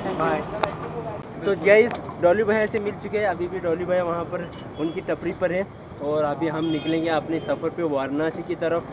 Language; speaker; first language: Hindi; non-native, local second language; Kannada